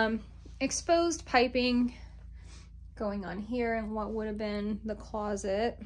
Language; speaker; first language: English; native; English